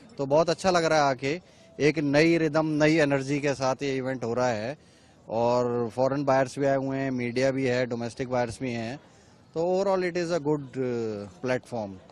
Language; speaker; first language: Hindi; native; Hindi